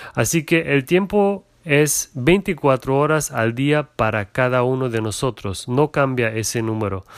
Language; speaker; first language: Spanish; non-native, fluent; German